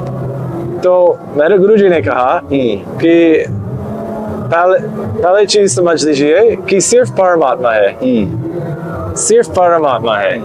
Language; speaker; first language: Hindi; non-native, learner; English